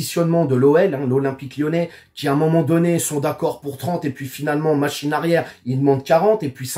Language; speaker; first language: French; native; French